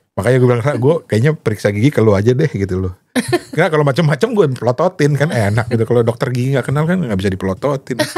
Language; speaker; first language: Indonesian; native; Indonesian